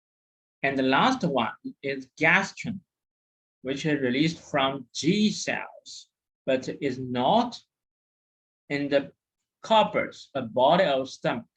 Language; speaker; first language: English; non-native, fluent; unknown